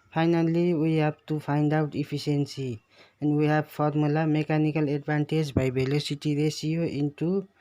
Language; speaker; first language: English; non-native, local second language; Nepali